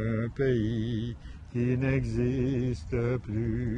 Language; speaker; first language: French; native; French